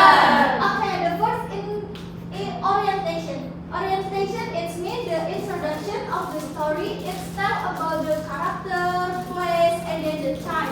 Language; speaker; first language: English; non-native, learner; Indonesian